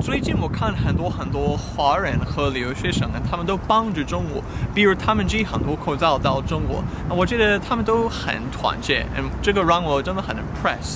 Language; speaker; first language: Chinese; non-native, fluent; English